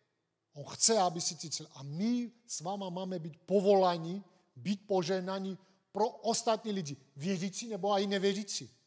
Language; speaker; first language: Czech; non-native, fluent; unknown